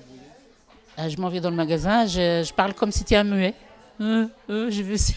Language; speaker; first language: French; non-native, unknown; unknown